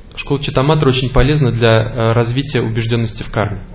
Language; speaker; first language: Russian; native; Russian